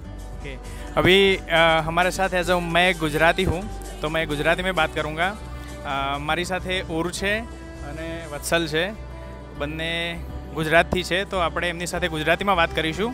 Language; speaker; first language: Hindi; non-native, local second language; Gujarati